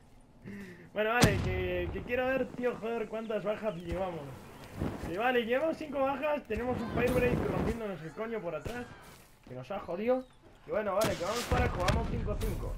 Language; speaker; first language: Spanish; native; Spanish